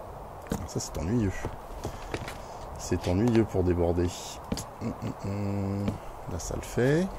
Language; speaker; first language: French; native; French